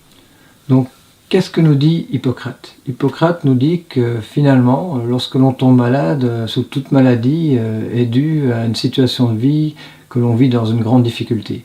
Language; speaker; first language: French; native; French